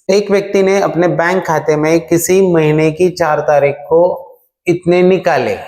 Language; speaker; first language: Hindi; non-native, local second language; Marathi